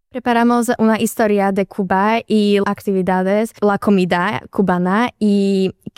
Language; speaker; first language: Spanish; non-native, learner; Slovak